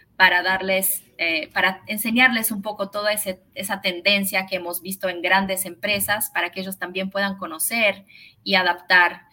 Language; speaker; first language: Spanish; early bilingual, heritage; Spanish